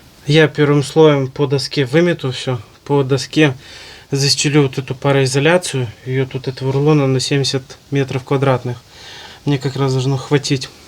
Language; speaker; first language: Russian; native; Russian